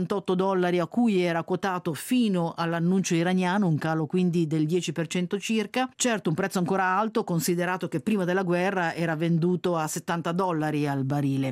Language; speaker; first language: Italian; native; Italian